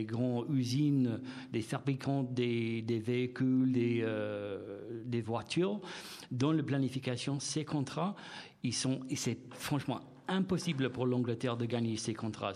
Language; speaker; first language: French; non-native, fluent; English